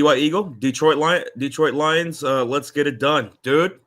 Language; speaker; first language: English; native; English